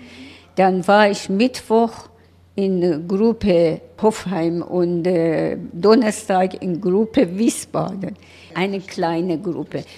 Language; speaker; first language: German; non-native, learner; Persian